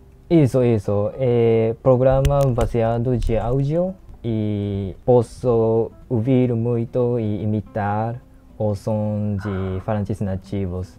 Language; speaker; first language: Portuguese; non-native, learner; Japanese